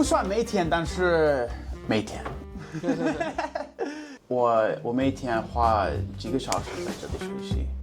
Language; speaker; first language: Chinese; non-native, fluent; English